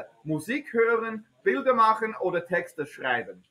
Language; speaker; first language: German; non-native, fluent; English